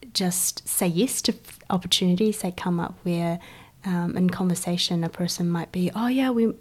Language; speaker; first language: English; early bilingual, other home language; Chinese